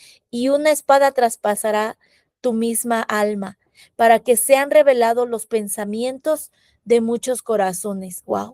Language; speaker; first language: Spanish; native; Spanish